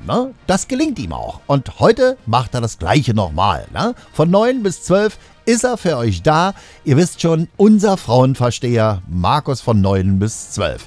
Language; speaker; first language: German; native; German